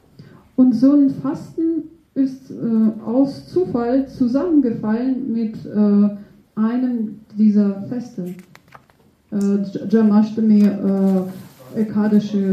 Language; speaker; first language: German; non-native, fluent; Russian